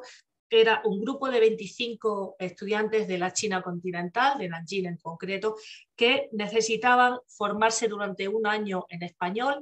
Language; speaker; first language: Spanish; native; Spanish